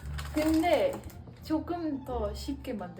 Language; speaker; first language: Korean; non-native, learner; Dutch